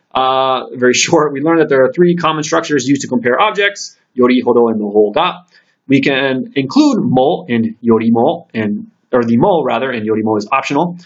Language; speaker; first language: English; native; English